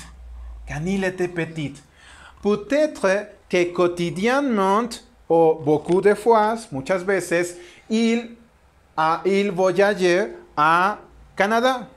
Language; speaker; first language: French; non-native, learner; Spanish